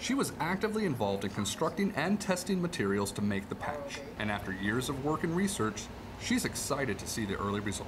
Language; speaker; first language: English; native; English